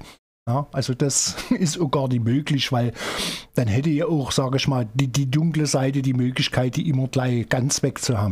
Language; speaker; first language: German; native; German